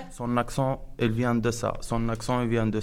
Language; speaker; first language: French; non-native, learner; Arabic